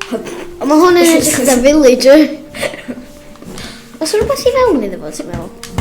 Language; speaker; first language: Welsh; native; Welsh